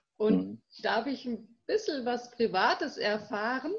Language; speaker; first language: German; native; German